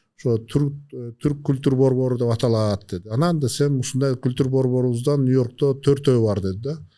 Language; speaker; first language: Kyrgyz; native; Kyrgyz